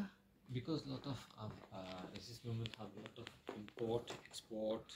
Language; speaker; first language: English; non-native, learner; French